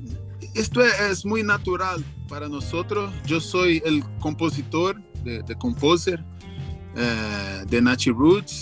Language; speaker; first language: Spanish; non-native, learner; Portuguese